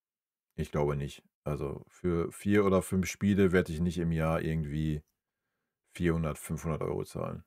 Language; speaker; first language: German; native; German